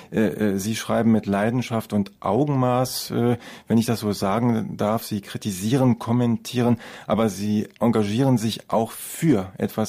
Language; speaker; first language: German; native; German